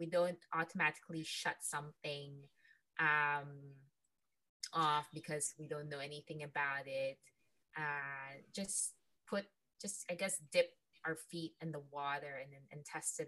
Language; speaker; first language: English; non-native, local second language; Filipino